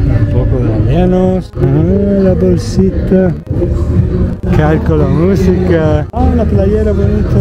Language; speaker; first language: Spanish; non-native, fluent; Italian